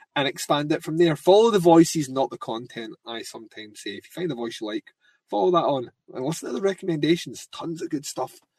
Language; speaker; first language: English; native; English